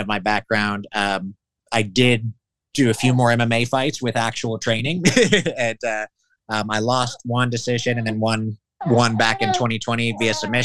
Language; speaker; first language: English; native; English